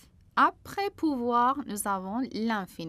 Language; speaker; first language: French; non-native, fluent; Persian